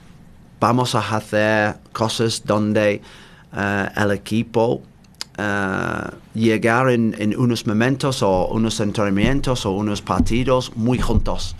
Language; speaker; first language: Spanish; non-native, learner; English